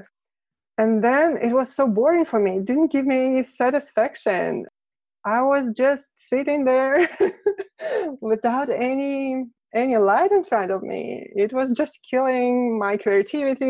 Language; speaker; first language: English; non-native, fluent; Russian